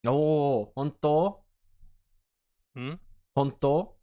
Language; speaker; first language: Japanese; non-native, fluent; English